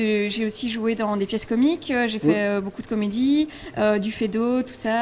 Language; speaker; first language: French; native; French